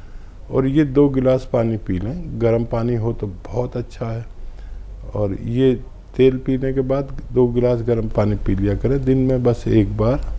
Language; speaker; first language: Hindi; native; Hindi